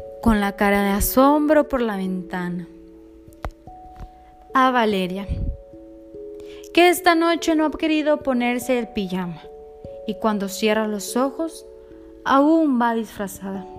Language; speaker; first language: Spanish; native; Spanish